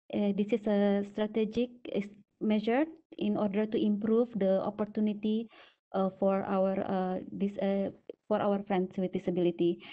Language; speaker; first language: English; non-native, fluent; Indonesian